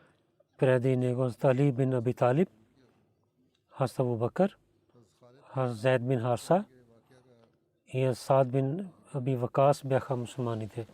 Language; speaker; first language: Bulgarian; non-native, learner; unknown